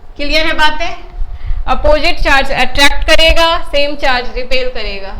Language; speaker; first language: Hindi; native; Hindi